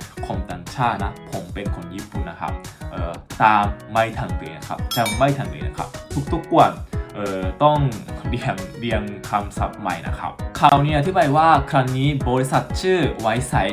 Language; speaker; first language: Thai; non-native, fluent; Japanese